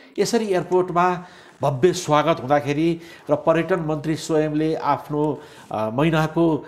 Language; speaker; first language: Nepali; native; Nepali